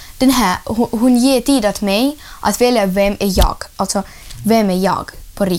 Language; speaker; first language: Swedish; non-native, learner; Ukrainian